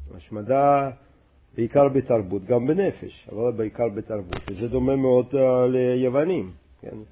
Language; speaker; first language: Hebrew; non-native, fluent; Russian